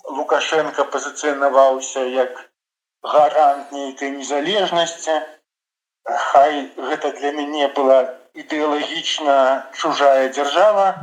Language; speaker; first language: Belarusian; non-native, local second language; Russian